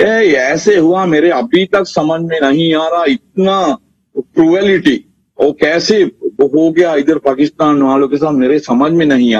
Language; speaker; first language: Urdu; non-native, learner; Sinhala